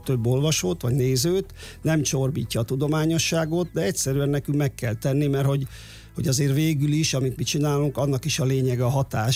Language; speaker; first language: Hungarian; native; Hungarian